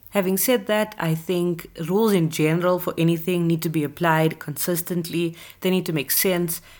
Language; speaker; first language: English; native; English